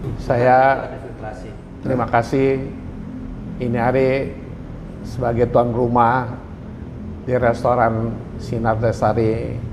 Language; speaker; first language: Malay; non-native, local second language; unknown